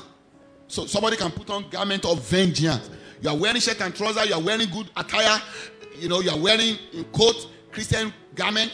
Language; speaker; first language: English; non-native, local second language; Yoruba